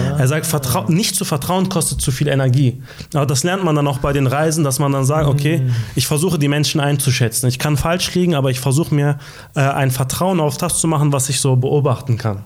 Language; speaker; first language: German; early bilingual, other home language; Turkish